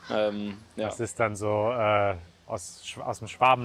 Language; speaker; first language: German; native; German